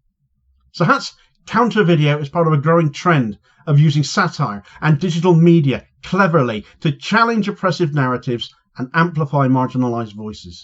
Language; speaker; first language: English; native; English